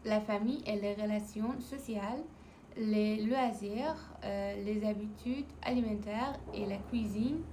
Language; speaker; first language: French; non-native, learner; Persian